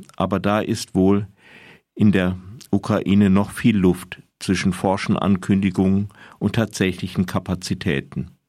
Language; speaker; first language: German; native; German